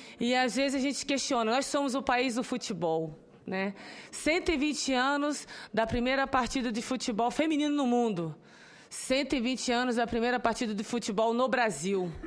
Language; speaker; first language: Portuguese; native; Portuguese